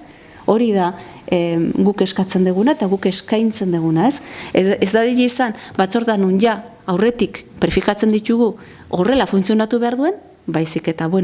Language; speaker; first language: Basque; native; Basque